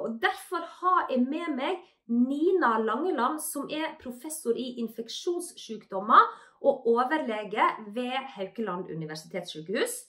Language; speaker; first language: Norwegian; native; Norwegian